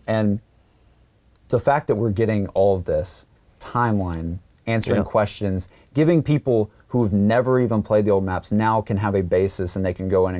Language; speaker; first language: English; native; English